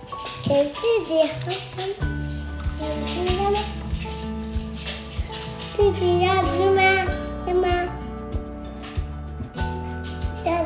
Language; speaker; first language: Chinese; early bilingual, heritage; Chinese